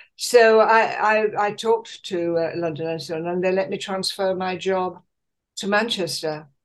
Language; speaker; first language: English; native; English